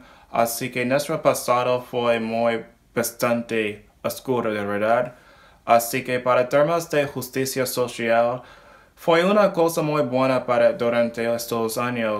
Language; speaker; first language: Spanish; non-native, learner; English